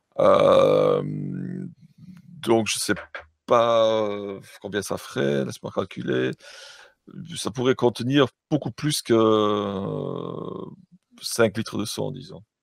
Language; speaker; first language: French; native; French